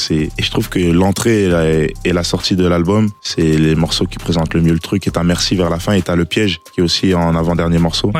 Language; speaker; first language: French; early bilingual, other home language; Lingala